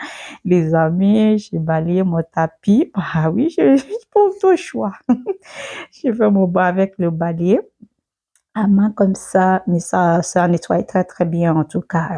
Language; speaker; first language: French; non-native, learner; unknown